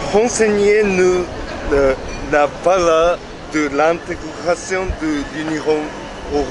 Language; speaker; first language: French; non-native, learner; Japanese